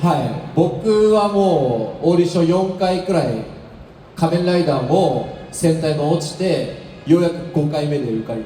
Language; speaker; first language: Japanese; native; Japanese